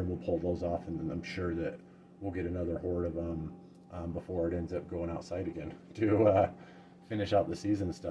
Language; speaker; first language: English; native; English